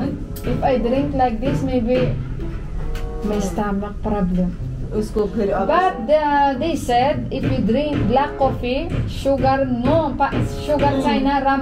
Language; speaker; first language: English; non-native, local second language; Filipino